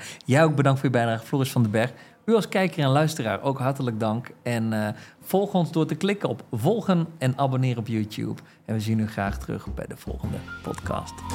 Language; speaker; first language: Dutch; native; Dutch